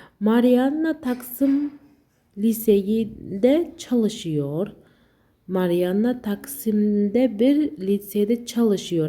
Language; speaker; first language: Turkish; non-native, learner; Uzbek